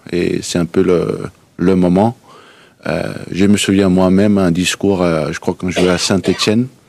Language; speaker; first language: French; non-native, fluent; Danish